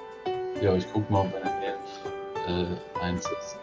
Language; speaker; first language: German; native; German